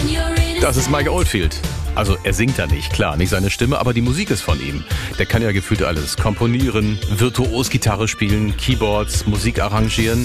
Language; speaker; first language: German; native; German